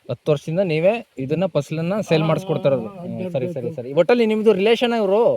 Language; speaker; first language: Kannada; native; Kannada